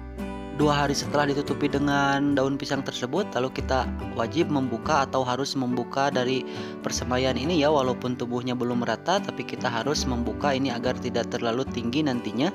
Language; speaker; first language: Indonesian; native; Indonesian